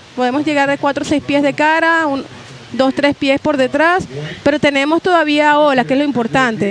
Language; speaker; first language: Spanish; native; Spanish